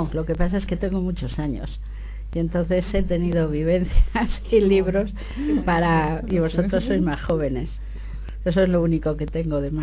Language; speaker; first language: Spanish; native; Spanish